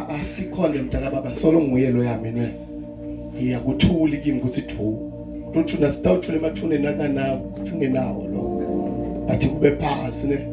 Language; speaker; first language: Zulu; non-native, local second language; Swati